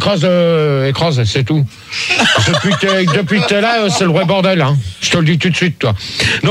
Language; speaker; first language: French; native; French